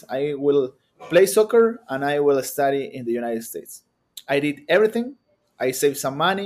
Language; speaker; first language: English; non-native, fluent; Spanish